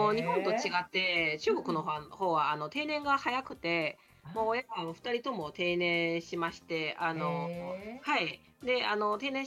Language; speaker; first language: Japanese; non-native, fluent; Chinese